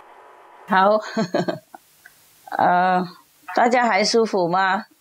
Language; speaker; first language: Chinese; non-native, fluent; Vietnamese